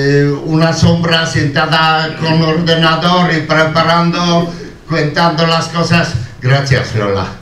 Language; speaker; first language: Spanish; non-native, learner; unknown